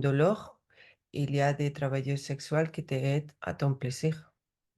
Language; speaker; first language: French; non-native, learner; Spanish